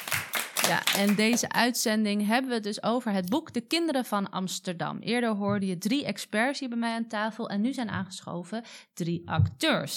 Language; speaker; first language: Dutch; native; Dutch